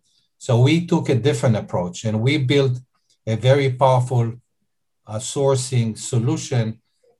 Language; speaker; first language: English; non-native, fluent; Hebrew